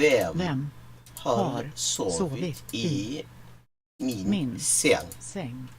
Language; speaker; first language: Swedish; non-native, learner; English